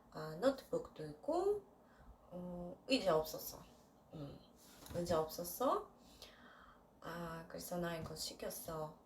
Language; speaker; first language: Korean; non-native, learner; Russian